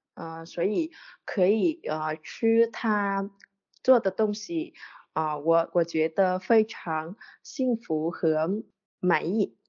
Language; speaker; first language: Chinese; non-native, learner; Vietnamese